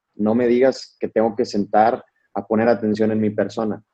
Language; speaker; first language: Spanish; native; Spanish